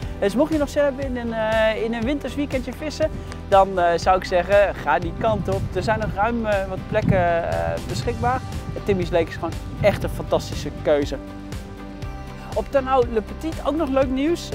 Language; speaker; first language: Dutch; native; Dutch